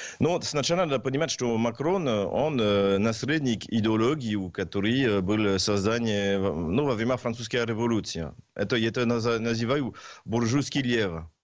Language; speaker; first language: Russian; non-native, learner; French